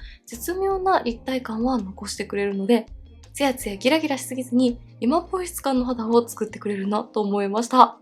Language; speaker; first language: Japanese; native; Japanese